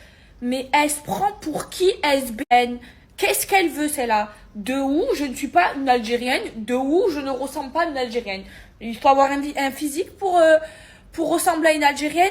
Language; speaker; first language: French; native; French